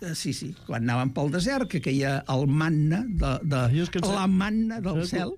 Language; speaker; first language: Catalan; native; Catalan